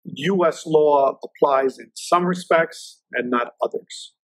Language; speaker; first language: English; native; English